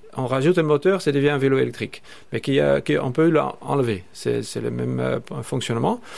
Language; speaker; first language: French; non-native, fluent; Dutch